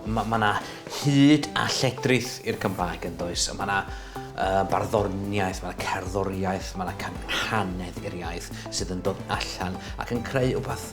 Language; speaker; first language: Welsh; native; Welsh